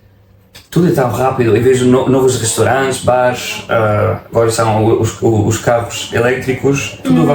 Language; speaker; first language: Portuguese; non-native, fluent; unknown